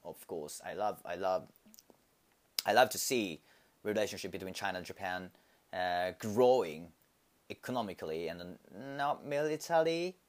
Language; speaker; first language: English; non-native, learner; Japanese